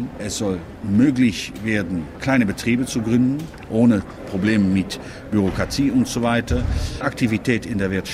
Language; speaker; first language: German; non-native, fluent; Dutch